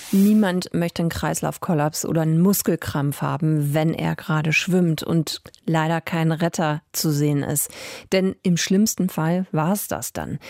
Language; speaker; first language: German; native; German